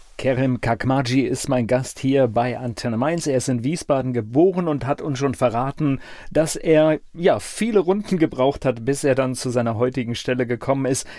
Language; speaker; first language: German; native; German